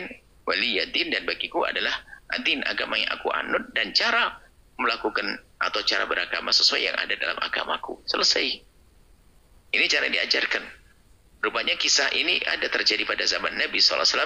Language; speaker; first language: Indonesian; native; Indonesian